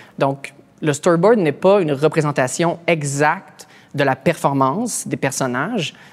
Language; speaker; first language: French; native; French